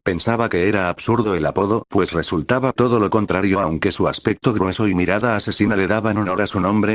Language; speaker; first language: Spanish; native; Spanish